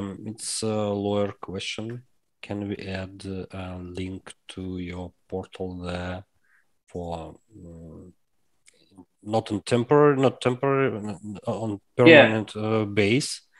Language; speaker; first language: English; non-native, learner; Russian